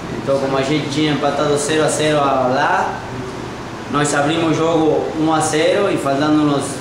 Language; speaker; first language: Portuguese; non-native, fluent; Spanish